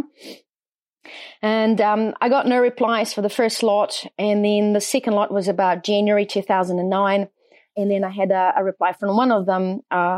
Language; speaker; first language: English; non-native, fluent; Portuguese